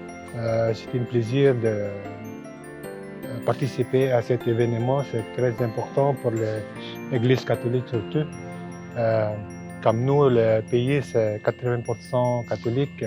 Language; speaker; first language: French; non-native, fluent; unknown